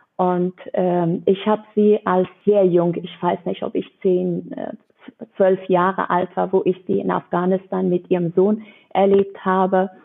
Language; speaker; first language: German; non-native, fluent; Persian